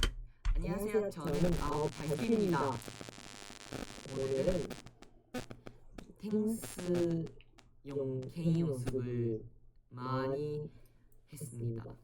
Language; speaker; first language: Korean; non-native, learner; Japanese